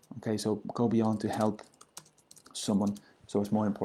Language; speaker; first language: Spanish; non-native, learner; English